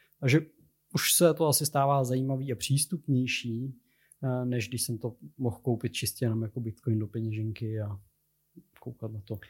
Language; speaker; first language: Czech; native; Czech